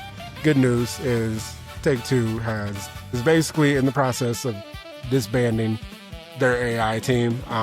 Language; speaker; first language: English; native; English